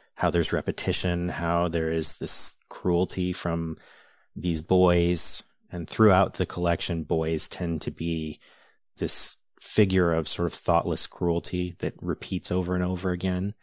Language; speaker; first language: English; native; English